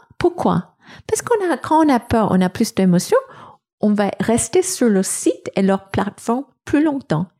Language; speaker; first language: French; non-native, fluent; Korean